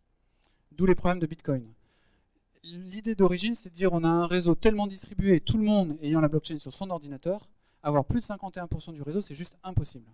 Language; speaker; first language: French; native; French